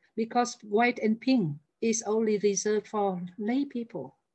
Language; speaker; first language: English; non-native, fluent; Vietnamese